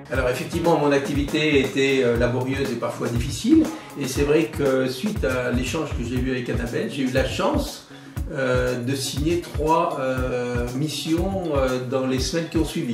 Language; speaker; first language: French; native; French